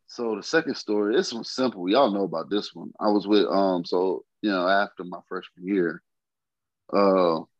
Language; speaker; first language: English; native; English